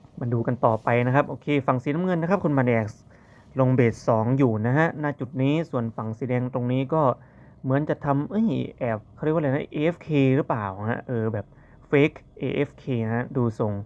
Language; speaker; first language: Thai; native; Thai